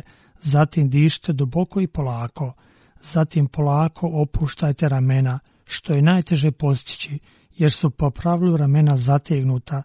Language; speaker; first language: Croatian; non-native, fluent; Chinese